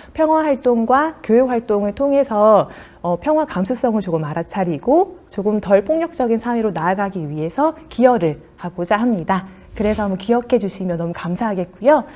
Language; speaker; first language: Korean; native; Korean